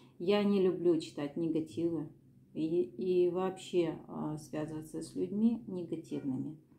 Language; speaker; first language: Russian; native; Russian